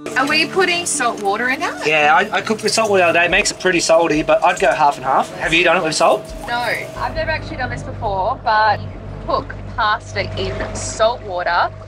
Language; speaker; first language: English; native; English